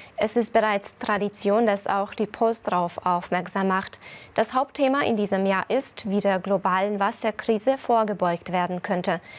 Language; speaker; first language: German; non-native, fluent; Hungarian